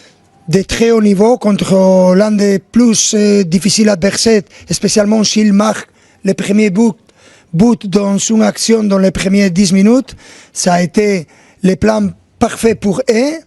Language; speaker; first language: French; non-native, fluent; Spanish